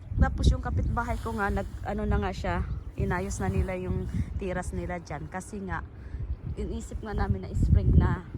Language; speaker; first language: Filipino; native; Filipino